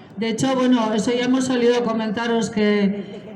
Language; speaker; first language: Spanish; native; Spanish